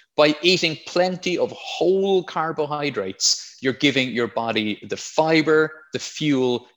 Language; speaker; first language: English; native; English